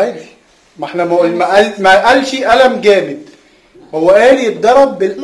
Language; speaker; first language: Arabic; native; Arabic